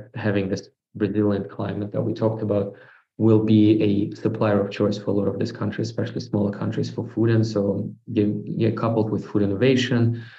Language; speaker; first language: English; non-native, fluent; Russian